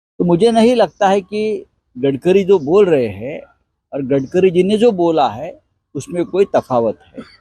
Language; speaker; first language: Hindi; non-native, local second language; Marathi